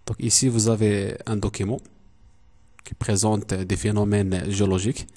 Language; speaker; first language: French; non-native, local second language; Arabic